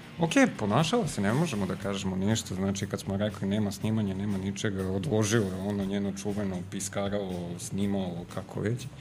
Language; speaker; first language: Serbian; native; Serbian